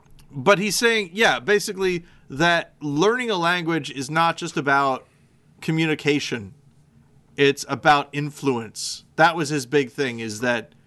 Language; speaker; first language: English; native; English